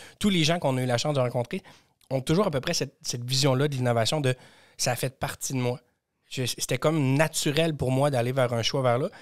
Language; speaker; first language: French; native; French